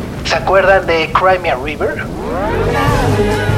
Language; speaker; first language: Spanish; native; Spanish